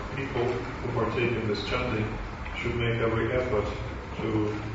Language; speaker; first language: English; non-native, fluent; Russian